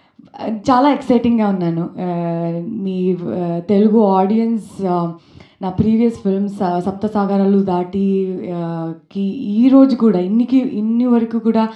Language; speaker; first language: Telugu; non-native, learner; Kannada